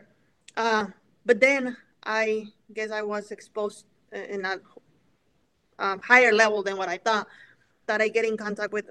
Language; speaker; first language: English; non-native, fluent; Spanish